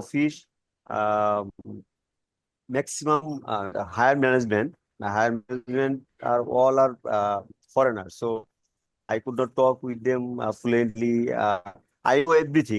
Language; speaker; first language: English; non-native, learner; Bangla